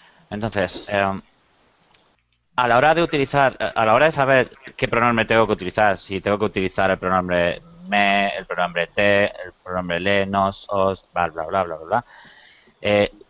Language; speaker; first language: Spanish; native; Spanish